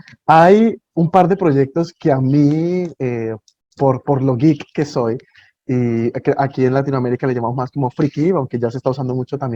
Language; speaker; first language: Spanish; native; Spanish